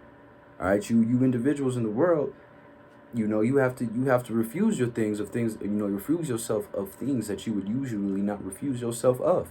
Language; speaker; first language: English; native; English